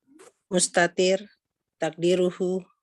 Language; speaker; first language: Arabic; non-native, learner; Indonesian